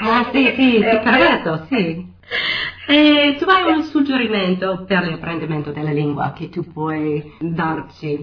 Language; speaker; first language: Italian; non-native, fluent; English